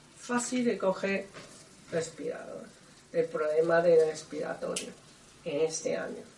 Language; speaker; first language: Spanish; non-native, learner; Chinese